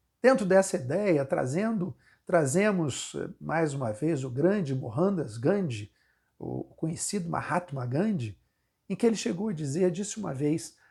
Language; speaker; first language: Portuguese; native; Portuguese